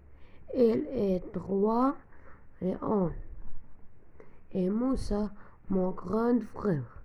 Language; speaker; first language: French; non-native, learner; Arabic